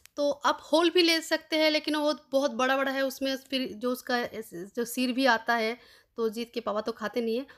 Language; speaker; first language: Hindi; non-native, local second language; Bangla